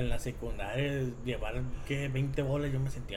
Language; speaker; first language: Spanish; native; Spanish